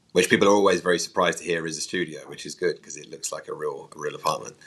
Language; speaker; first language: English; native; English